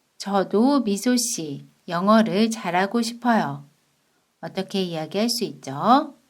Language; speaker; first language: Korean; native; Korean